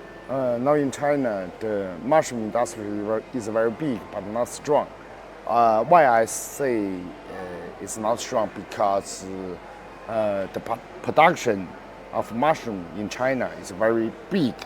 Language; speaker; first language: English; non-native, learner; Chinese